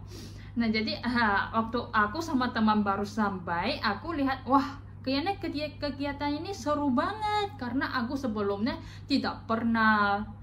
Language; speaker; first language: Indonesian; non-native, fluent; Chinese